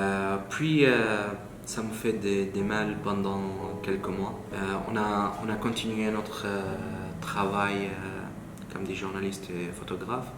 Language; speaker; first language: French; non-native, learner; Arabic